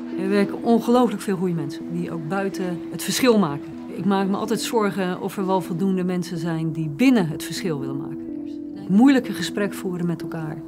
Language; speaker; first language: Dutch; native; Dutch